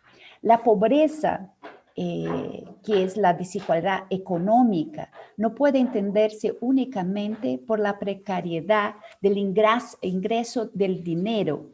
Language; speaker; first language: Spanish; non-native, fluent; Portuguese